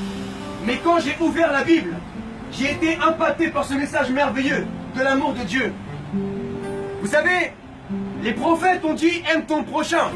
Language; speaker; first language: French; non-native, fluent; Spanish